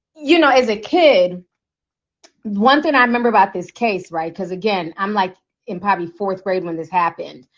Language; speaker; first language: English; native; English